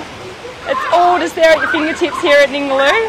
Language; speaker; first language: English; native; English